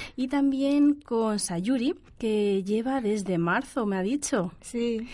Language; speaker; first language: Spanish; native; Spanish